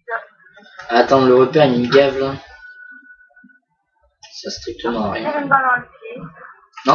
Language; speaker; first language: French; native; French